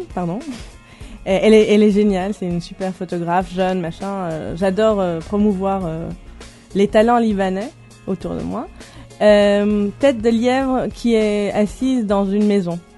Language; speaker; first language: French; non-native, local second language; Armenian